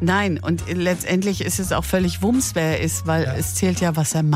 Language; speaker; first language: German; native; German